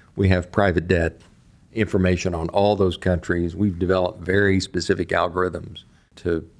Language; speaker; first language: English; native; English